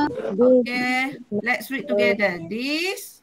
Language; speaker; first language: English; non-native, learner; Malay